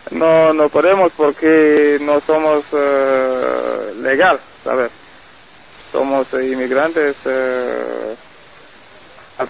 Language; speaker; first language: Spanish; non-native, learner; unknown